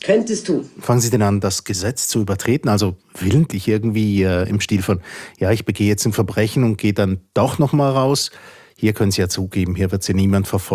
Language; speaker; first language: German; native; German